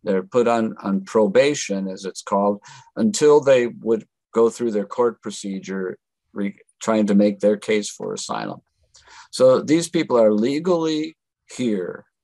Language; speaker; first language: English; native; English